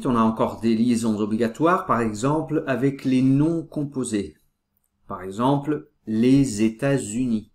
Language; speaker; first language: French; native; French